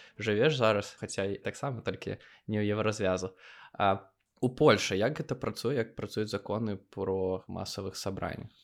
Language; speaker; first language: Belarusian; non-native, local second language; Russian